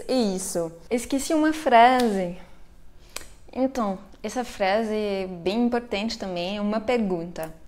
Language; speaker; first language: Portuguese; non-native, fluent; French